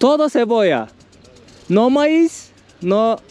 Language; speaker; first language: Spanish; non-native, learner; Turkish